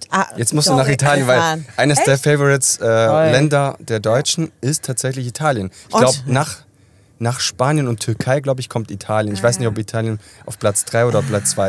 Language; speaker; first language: German; early bilingual, other home language; Italian